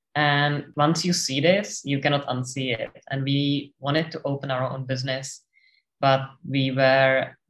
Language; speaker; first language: English; non-native, fluent; Czech